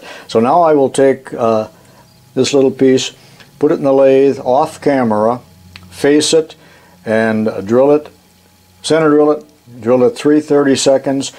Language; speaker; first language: English; native; English